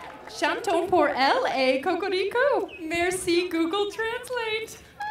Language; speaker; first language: French; non-native, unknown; English